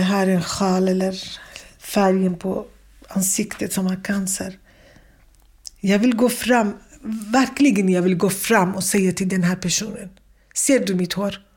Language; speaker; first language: Swedish; non-native, fluent; Kurdish